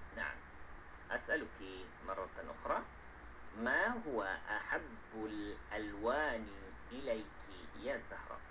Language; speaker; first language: Arabic; non-native, fluent; Malay